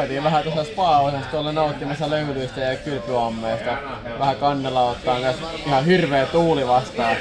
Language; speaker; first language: Finnish; native; Finnish